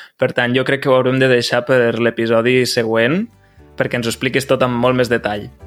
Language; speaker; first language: Catalan; native; Catalan